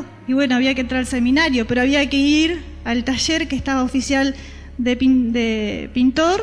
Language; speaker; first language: Spanish; native; Spanish